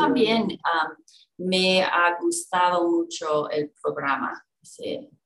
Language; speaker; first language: Spanish; non-native, fluent; English